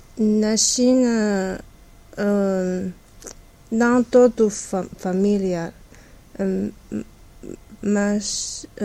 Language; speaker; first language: Portuguese; non-native, learner; Chinese